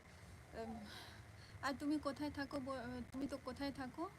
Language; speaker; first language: Bangla; non-native, local second language; Santali